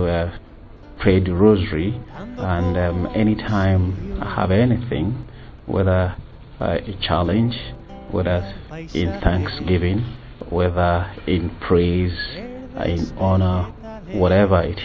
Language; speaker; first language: English; non-native, local second language; Igbo